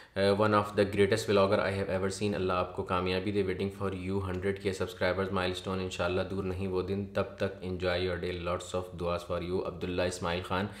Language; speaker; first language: Hindi; native; Hindi